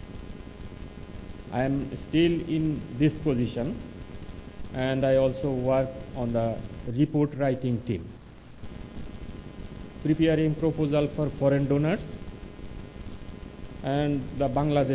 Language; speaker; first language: English; non-native, local second language; Bangla